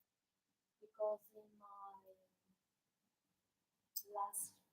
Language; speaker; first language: English; non-native, learner; Spanish